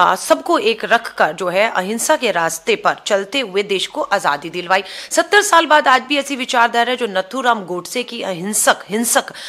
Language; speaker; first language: Hindi; native; Hindi